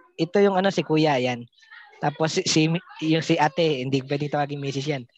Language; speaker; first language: Filipino; non-native, local second language; Cebuano